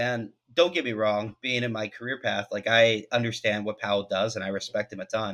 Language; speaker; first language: English; native; English